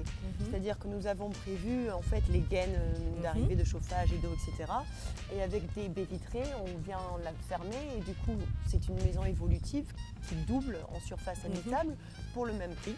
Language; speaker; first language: French; native; French